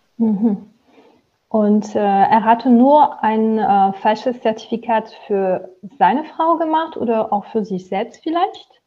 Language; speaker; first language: German; non-native, fluent; French